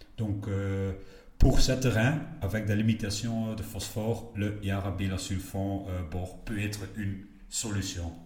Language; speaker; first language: French; non-native, local second language; Dutch